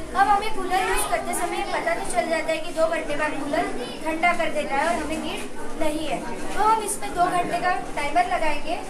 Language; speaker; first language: Hindi; non-native, local second language; Marathi